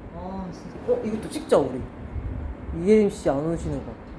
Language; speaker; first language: Korean; early bilingual, heritage; Korean